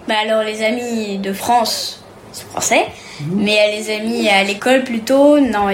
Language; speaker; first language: French; early bilingual, heritage; French